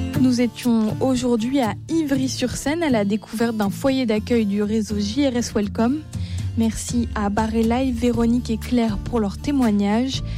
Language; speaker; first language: French; native; French